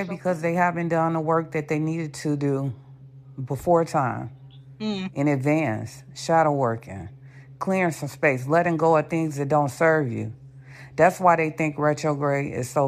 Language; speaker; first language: English; native; English